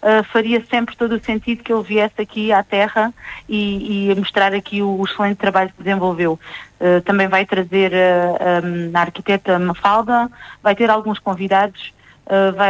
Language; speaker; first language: Portuguese; native; Portuguese